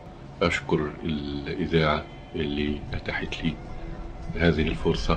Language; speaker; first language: Arabic; native; Arabic